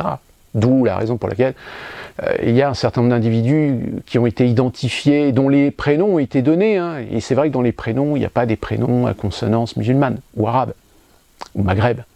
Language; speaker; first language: French; native; French